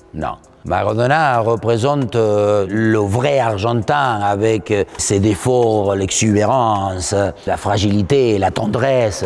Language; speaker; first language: French; non-native, fluent; Spanish